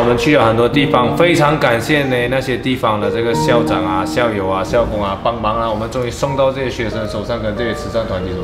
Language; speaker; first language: Chinese; native; Chinese